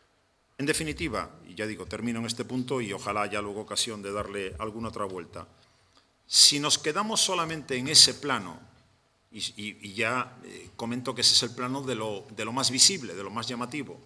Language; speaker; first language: Spanish; native; Spanish